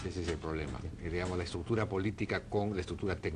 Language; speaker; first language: Spanish; native; Spanish